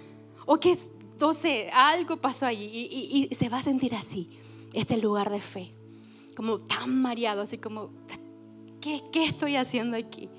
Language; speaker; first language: Spanish; native; Spanish